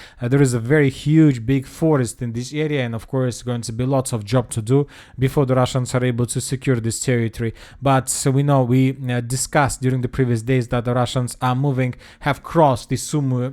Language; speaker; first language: English; non-native, fluent; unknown